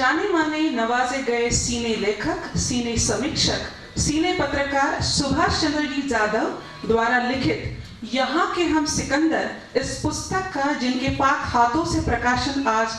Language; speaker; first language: Hindi; non-native, local second language; Marathi